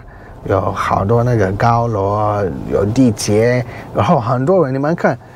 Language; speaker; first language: Chinese; non-native, learner; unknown